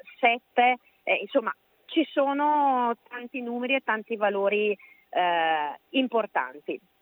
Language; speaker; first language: Italian; native; Italian